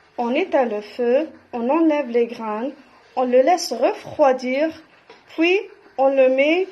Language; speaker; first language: French; non-native, local second language; Arabic